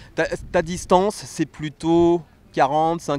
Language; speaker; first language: French; native; French